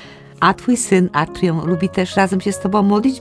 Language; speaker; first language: Ukrainian; non-native, learner; Polish